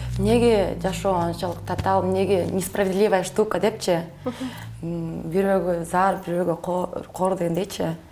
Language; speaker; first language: Kyrgyz; non-native, local second language; Russian